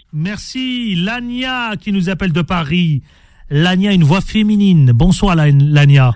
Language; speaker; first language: French; native; French